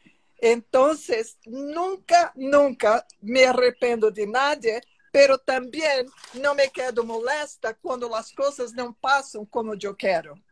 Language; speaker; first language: Spanish; non-native, fluent; Portuguese